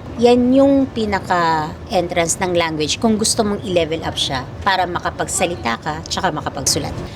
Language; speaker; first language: Filipino; native; Filipino